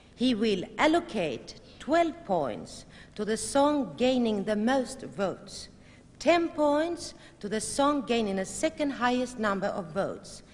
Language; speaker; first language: English; non-native, fluent; Swedish